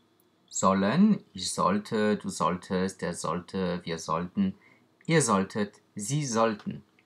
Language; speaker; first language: German; non-native, fluent; French